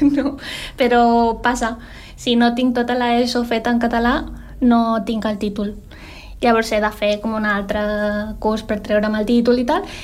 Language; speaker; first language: Catalan; early bilingual, other home language; Spanish